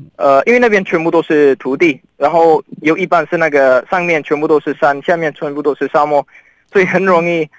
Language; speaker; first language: Chinese; non-native, fluent; Arabic